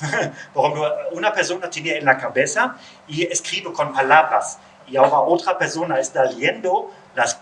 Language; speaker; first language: Spanish; non-native, learner; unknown